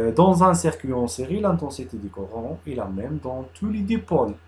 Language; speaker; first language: French; non-native, local second language; Arabic